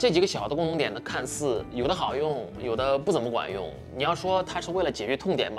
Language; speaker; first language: Chinese; native; Chinese